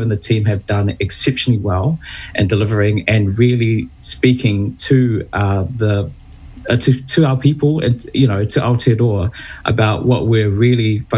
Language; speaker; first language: English; native; English